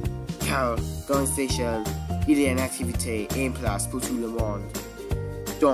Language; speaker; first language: French; non-native, learner; English